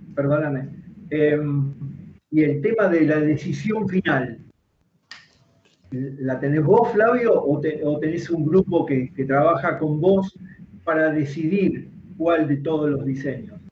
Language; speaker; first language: Spanish; native; Spanish